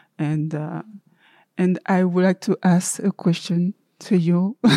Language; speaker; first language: English; non-native, learner; French